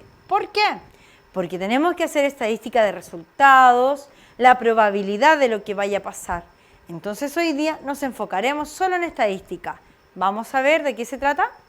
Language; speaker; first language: Spanish; native; Spanish